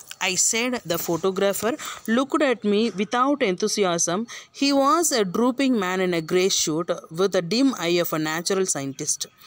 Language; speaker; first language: English; non-native, local second language; Tamil